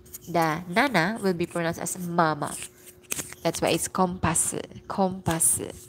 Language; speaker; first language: English; non-native, local second language; Filipino